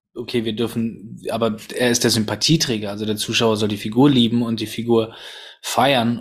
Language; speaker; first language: German; early bilingual, other home language; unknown